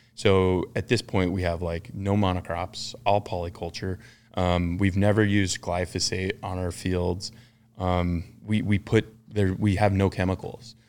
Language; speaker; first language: English; native; English